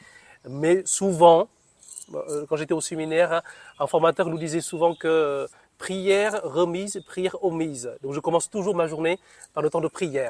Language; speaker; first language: French; non-native, fluent; Vietnamese